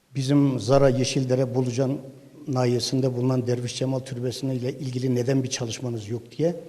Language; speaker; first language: Turkish; native; Turkish